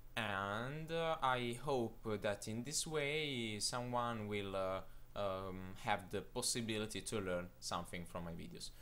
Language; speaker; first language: English; non-native, fluent; Italian